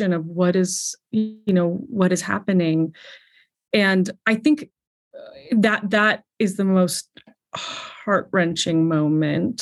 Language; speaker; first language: English; native; English